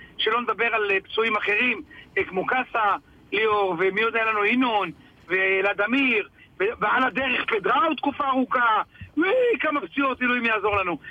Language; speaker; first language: Hebrew; native; Hebrew